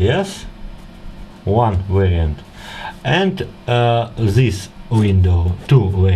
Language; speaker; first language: English; non-native, learner; Russian